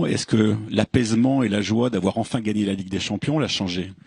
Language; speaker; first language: French; native; French